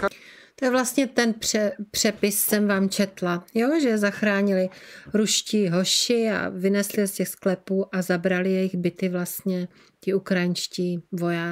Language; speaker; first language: Czech; native; Czech